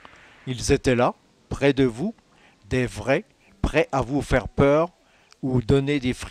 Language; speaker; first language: French; native; French